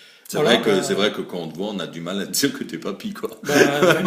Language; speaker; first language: French; native; French